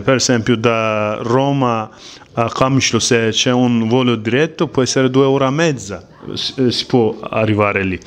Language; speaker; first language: Italian; non-native, learner; Kurdish